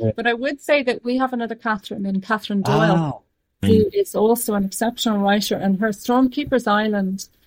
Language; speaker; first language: English; native; English